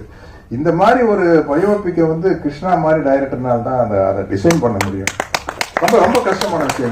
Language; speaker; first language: Tamil; native; Tamil